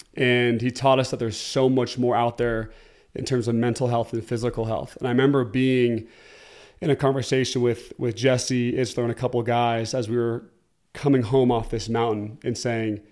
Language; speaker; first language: English; native; English